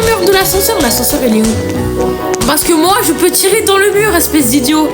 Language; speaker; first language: French; native; French